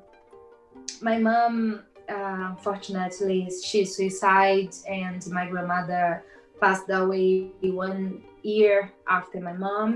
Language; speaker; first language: English; non-native, learner; Portuguese